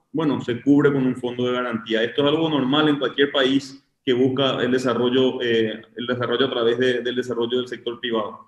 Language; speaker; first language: Spanish; native; Spanish